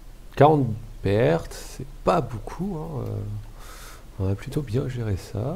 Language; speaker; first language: French; native; French